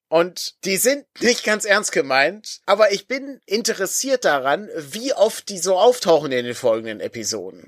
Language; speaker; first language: German; native; German